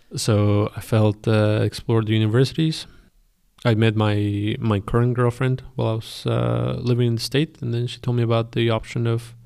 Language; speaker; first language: English; non-native, fluent; Spanish